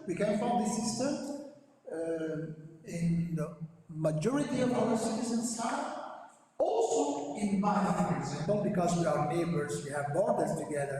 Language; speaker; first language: English; non-native, learner; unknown